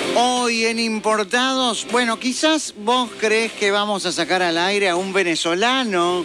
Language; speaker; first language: Spanish; native; Spanish